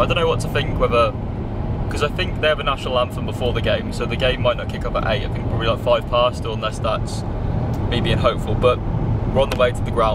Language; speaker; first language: English; native; English